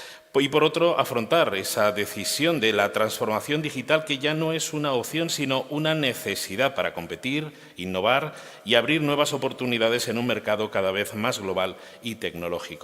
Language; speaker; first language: Spanish; native; Spanish